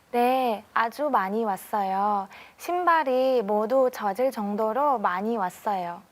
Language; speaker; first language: Korean; non-native, learner; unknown